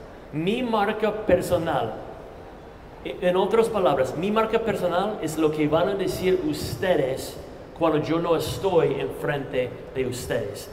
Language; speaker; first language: Spanish; non-native, fluent; English